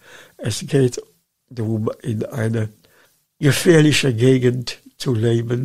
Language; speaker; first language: German; non-native, fluent; Dutch